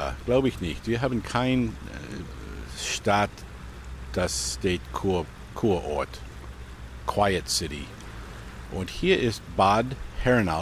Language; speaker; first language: German; non-native, learner; English